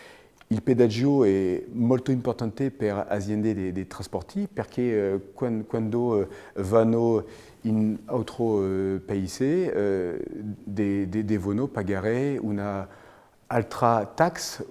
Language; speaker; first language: Italian; non-native, fluent; French